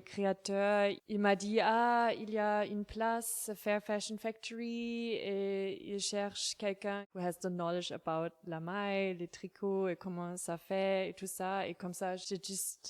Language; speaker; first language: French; non-native, learner; German